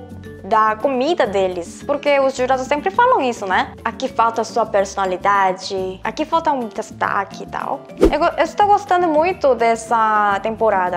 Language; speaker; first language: Portuguese; non-native, fluent; Korean